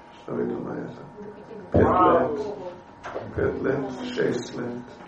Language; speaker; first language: Russian; non-native, learner; English